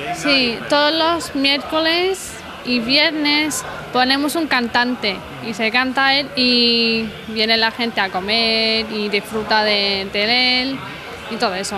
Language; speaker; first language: Spanish; non-native, fluent; English